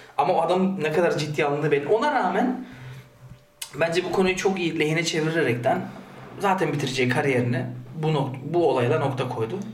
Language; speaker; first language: Turkish; early bilingual, heritage; Turkish